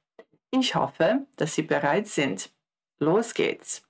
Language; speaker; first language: German; non-native, fluent; Croatian